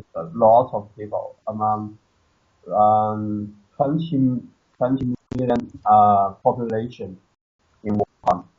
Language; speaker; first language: English; non-native, learner; Chinese